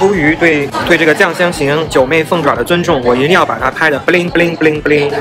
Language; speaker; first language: Chinese; native; Chinese